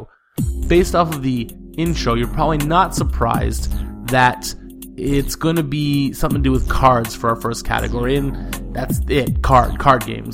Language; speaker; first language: English; native; English